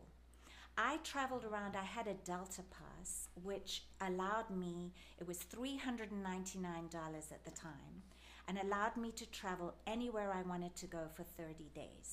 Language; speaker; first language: English; native; English